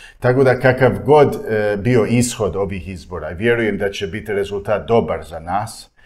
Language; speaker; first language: Croatian; early bilingual, heritage; Croatian